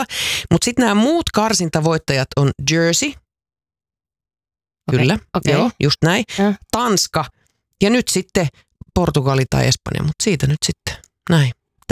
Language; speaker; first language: Finnish; native; Finnish